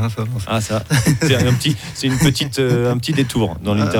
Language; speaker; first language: French; native; French